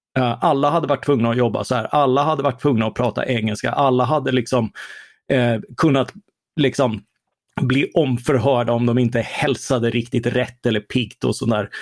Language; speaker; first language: Swedish; native; Swedish